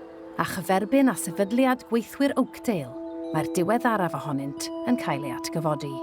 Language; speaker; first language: Welsh; native; Welsh